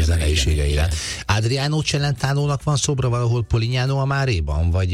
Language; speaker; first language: Hungarian; native; Hungarian